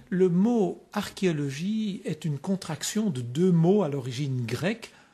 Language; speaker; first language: French; native; French